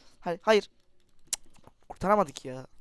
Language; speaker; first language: Turkish; native; Turkish